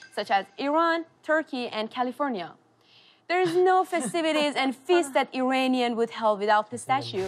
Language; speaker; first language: English; non-native, fluent; Persian